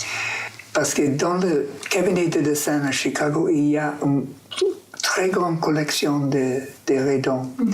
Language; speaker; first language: French; non-native, fluent; English